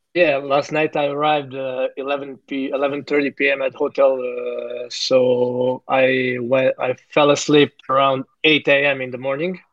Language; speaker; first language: English; non-native, fluent; Croatian